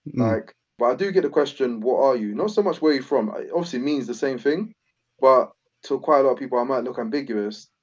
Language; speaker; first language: English; native; English